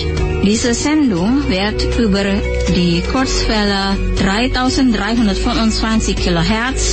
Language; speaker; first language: German; non-native, fluent; Indonesian